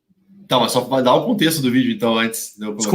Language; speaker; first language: Portuguese; native; Portuguese